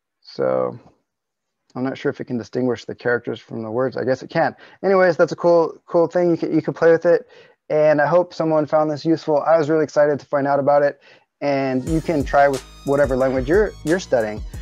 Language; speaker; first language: English; native; English